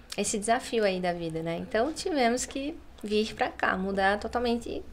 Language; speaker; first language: Portuguese; native; Portuguese